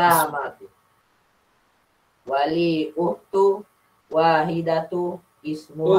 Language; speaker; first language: Arabic; non-native, learner; Indonesian